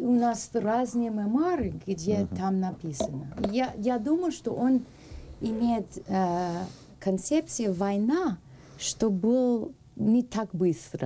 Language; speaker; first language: Russian; non-native, learner; English